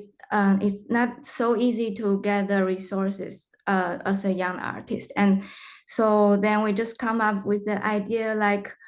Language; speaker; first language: English; non-native, fluent; Chinese